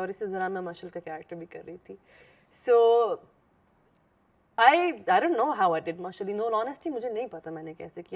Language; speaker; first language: Urdu; early bilingual, heritage; Hindi